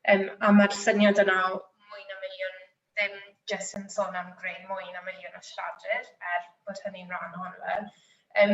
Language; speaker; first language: Welsh; native; Welsh